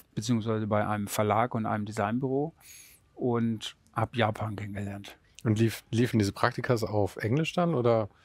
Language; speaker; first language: German; native; German